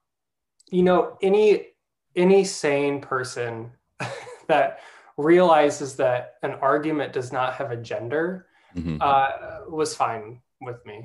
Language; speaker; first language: English; native; English